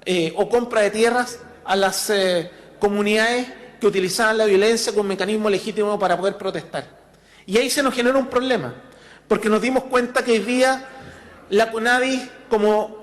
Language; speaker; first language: Spanish; native; Spanish